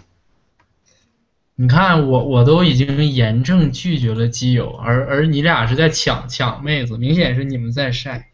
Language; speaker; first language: Chinese; native; Chinese